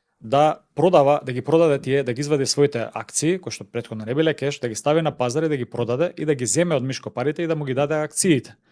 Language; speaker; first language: Macedonian; native; Macedonian